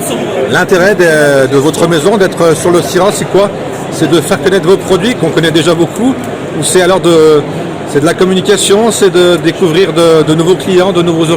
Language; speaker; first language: French; native; French